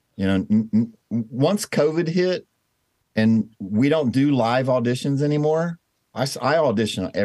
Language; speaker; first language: English; native; English